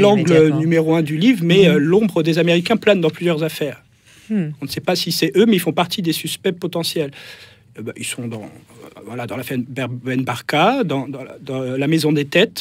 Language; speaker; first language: French; native; French